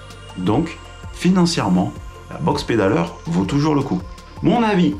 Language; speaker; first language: French; native; French